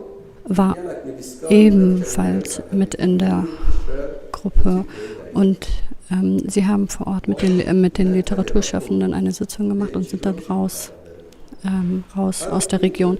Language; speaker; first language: German; non-native, fluent; Kurdish